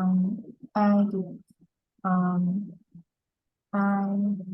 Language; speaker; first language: English; non-native, learner; Vietnamese